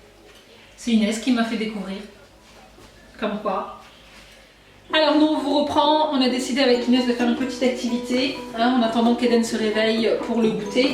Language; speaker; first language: French; native; French